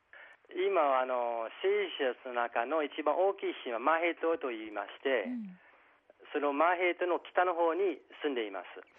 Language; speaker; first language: Japanese; non-native, fluent; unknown